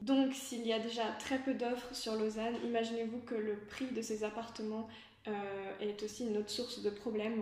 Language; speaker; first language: French; native; French